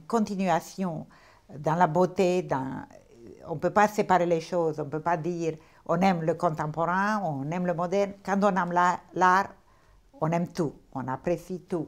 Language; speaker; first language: French; non-native, fluent; Portuguese